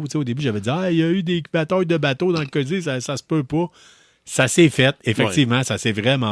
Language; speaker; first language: French; native; French